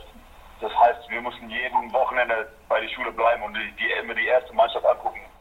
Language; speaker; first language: German; non-native, fluent; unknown